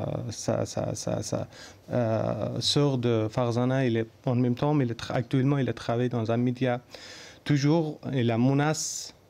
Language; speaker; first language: French; non-native, learner; Persian